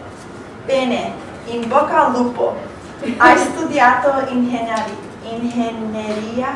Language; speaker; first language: Italian; non-native, learner; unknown